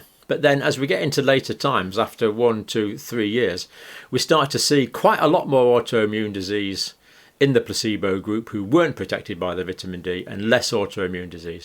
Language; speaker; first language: English; native; English